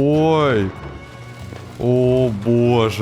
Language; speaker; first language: Russian; native; Russian